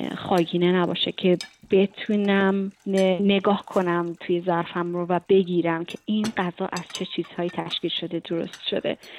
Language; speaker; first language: Persian; native; Persian